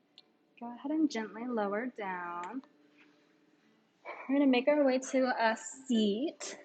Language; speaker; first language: English; native; English